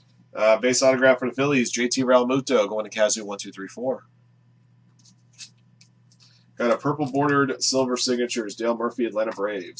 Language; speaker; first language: English; native; English